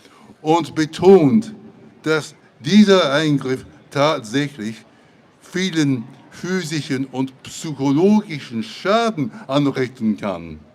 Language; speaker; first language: German; non-native, fluent; English